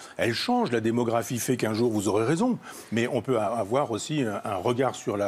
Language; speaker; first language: French; native; French